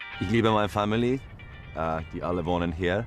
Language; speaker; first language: German; non-native, learner; Finnish